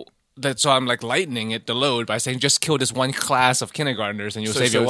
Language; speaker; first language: English; native; English